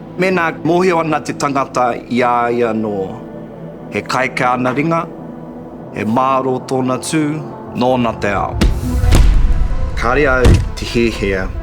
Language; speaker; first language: Māori; non-native, local second language; English